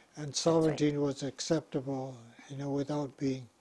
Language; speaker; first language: English; native; English